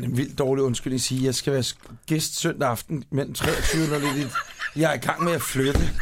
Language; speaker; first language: Danish; native; Danish